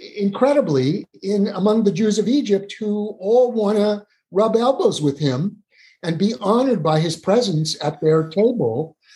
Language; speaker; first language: English; native; English